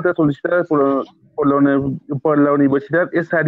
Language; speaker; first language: Spanish; native; Spanish